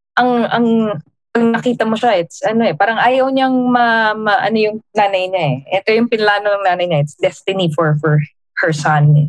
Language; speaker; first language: Filipino; native; Filipino